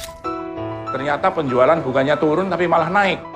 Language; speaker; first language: Indonesian; native; Indonesian